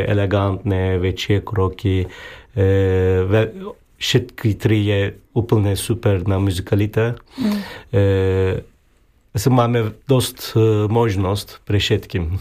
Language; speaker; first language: Slovak; non-native, learner; Turkish